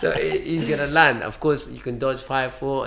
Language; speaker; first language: English; early bilingual, other home language; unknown